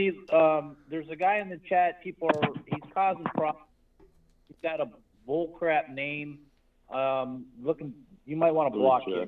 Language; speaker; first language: English; native; English